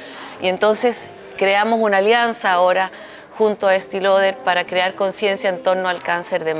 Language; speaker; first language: Spanish; native; Spanish